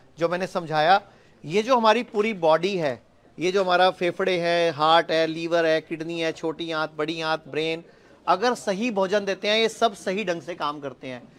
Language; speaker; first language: Hindi; native; Hindi